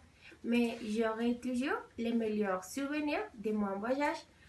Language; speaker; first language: French; non-native, learner; Spanish